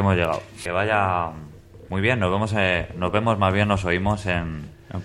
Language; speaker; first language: Spanish; native; Spanish